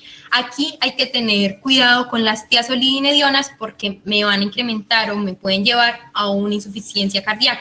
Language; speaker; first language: Spanish; native; Spanish